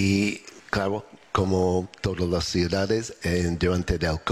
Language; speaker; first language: Spanish; non-native, learner; English